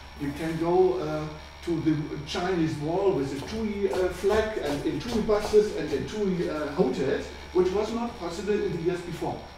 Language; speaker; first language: English; non-native, fluent; German